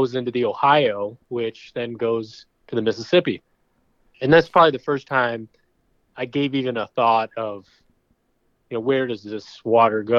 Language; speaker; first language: English; native; English